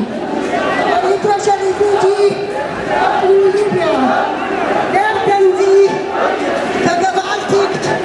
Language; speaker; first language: German; non-native, learner; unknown